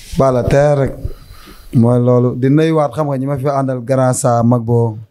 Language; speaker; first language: Wolof; native; Wolof